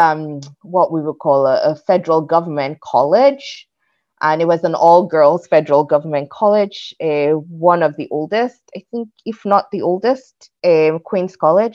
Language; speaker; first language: English; non-native, local second language; Yoruba